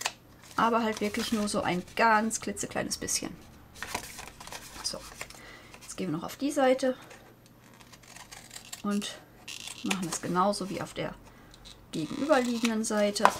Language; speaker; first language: German; native; German